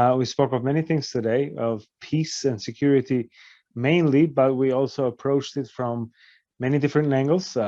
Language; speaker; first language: English; non-native, fluent; Albanian